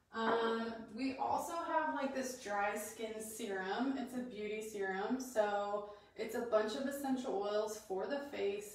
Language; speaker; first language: English; native; English